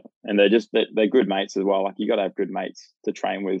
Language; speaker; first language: English; native; English